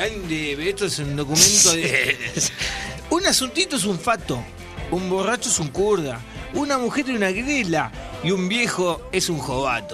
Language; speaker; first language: Spanish; native; Spanish